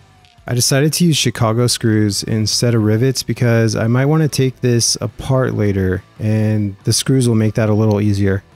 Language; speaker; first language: English; native; English